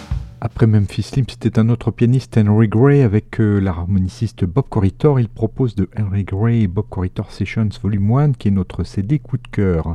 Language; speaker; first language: French; native; French